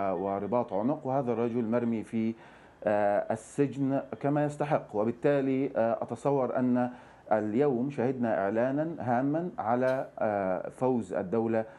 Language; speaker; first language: Arabic; native; Arabic